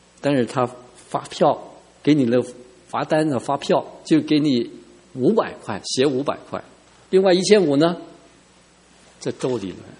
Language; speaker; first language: Chinese; non-native, local second language; Cantonese